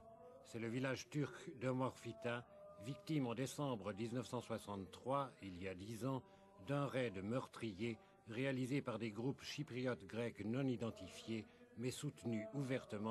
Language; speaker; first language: French; native; French